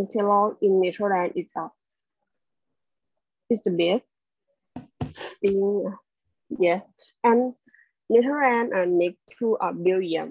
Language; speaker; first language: English; non-native, learner; Thai